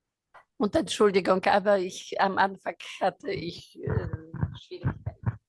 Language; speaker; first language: German; non-native, fluent; Polish